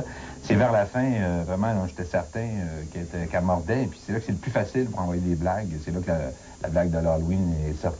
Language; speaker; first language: French; native; French